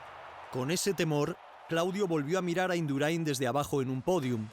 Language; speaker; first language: Spanish; native; Spanish